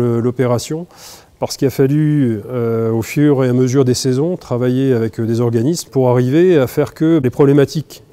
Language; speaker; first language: French; native; French